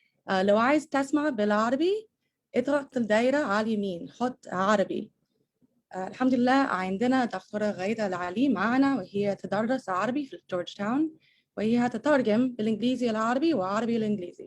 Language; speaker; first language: Arabic; non-native, fluent; English